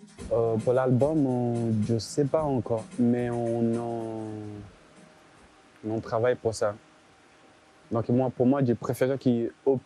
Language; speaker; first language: French; non-native, learner; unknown